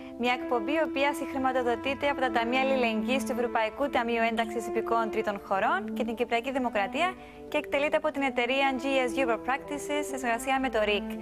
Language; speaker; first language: Greek; native; Greek